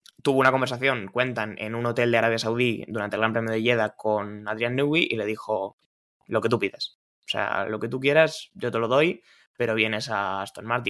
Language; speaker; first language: Spanish; native; Spanish